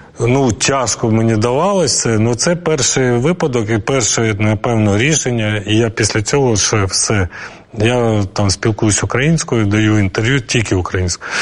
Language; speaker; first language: Ukrainian; non-native, local second language; Russian